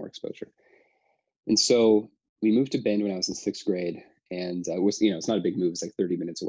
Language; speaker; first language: English; native; English